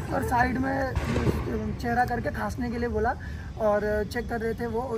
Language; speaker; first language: Hindi; non-native, local second language; Marathi